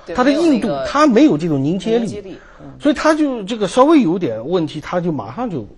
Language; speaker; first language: Chinese; native; Chinese